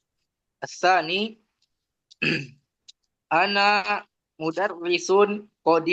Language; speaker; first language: Arabic; non-native, learner; Indonesian